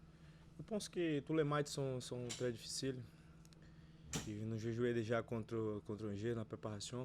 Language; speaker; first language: French; non-native, learner; Portuguese